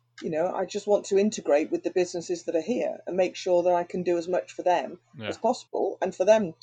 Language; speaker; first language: English; native; English